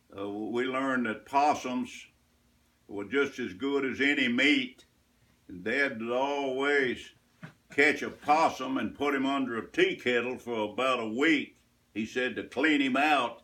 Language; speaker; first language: English; native; English